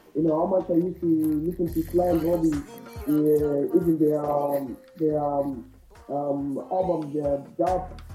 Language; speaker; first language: English; non-native, local second language; Shona